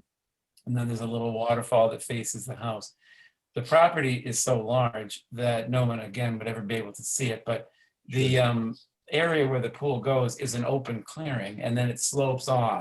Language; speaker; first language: English; native; English